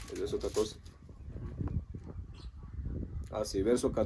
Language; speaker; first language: Spanish; non-native, local second language; Low German